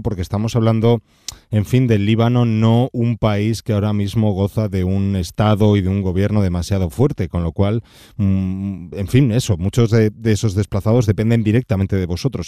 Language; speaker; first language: Spanish; native; Spanish